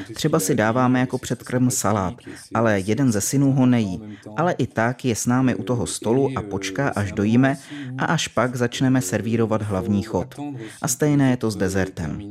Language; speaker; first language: Czech; non-native, fluent; French